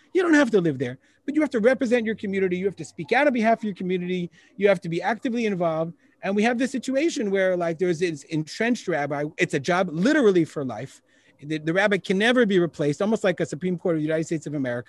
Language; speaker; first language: English; native; English